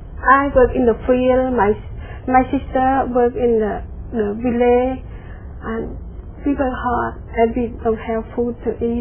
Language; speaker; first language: English; non-native, learner; Khmer